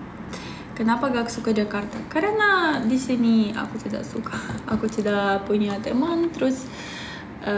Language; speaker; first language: Indonesian; non-native, learner; Belarusian